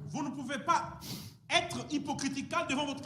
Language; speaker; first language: French; non-native, fluent; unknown